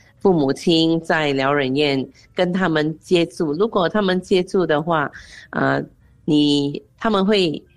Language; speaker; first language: Chinese; non-native, local second language; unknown